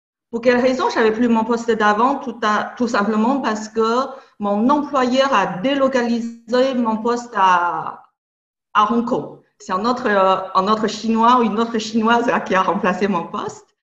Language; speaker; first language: French; non-native, fluent; Chinese